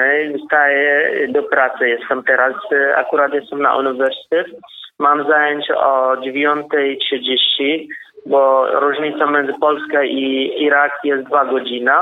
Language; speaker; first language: Polish; non-native, learner; Kurdish